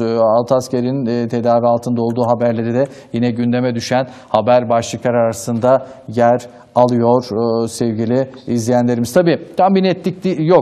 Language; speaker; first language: Turkish; native; Turkish